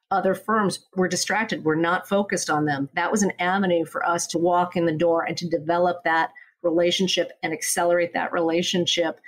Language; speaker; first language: English; native; English